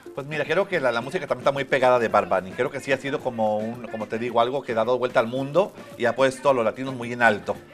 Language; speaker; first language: Spanish; early bilingual, heritage; Spanish